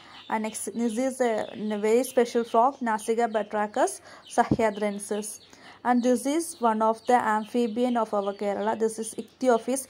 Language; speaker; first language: English; non-native, local second language; Malayalam